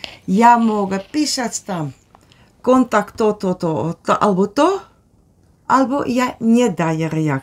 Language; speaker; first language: Polish; non-native, learner; Dutch